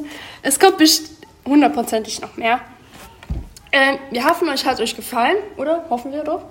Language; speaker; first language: German; early bilingual, other home language; Greek